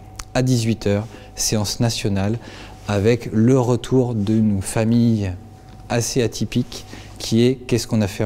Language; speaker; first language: French; native; French